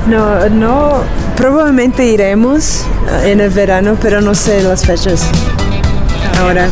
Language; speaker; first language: Spanish; non-native, learner; Portuguese